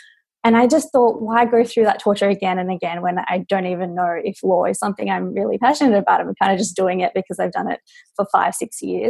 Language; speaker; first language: English; native; English